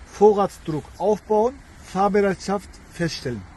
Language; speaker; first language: German; non-native, fluent; Turkish